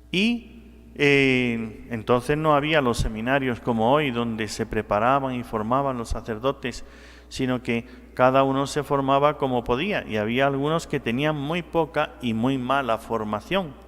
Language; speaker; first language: Spanish; native; Spanish